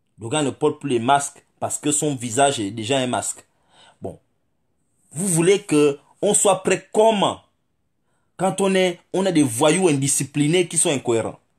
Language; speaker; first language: French; non-native, local second language; Fang